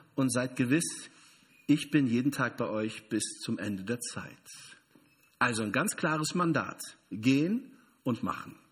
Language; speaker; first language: German; non-native, fluent; Portuguese